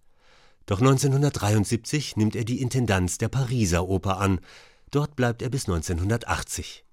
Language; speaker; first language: German; native; German